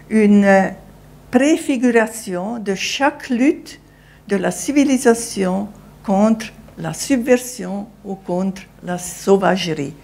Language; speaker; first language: French; non-native, fluent; Italian